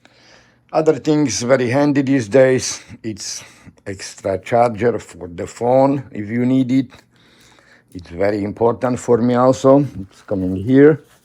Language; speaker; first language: English; non-native, learner; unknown